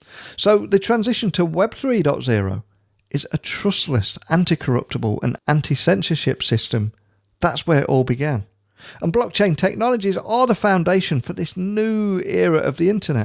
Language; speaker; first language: English; native; English